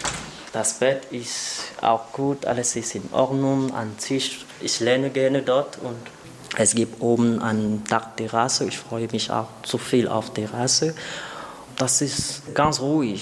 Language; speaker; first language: German; non-native, learner; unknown